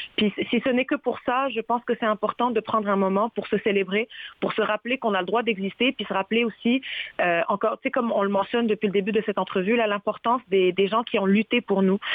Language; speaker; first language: French; early bilingual, other home language; Arabic